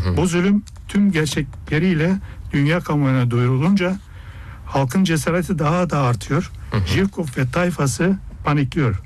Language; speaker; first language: Turkish; early bilingual, heritage; Turkish